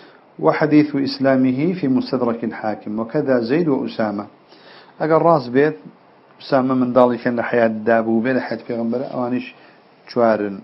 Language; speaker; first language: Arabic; non-native, fluent; Central Kurdish